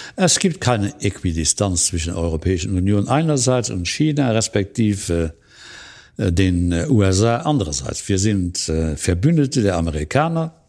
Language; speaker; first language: German; non-native, local second language; Luxembourgish